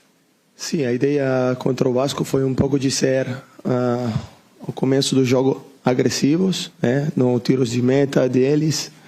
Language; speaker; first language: Portuguese; non-native, learner; Italian